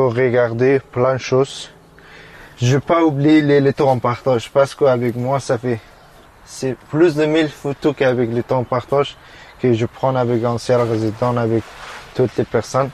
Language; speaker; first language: French; non-native, learner; Persian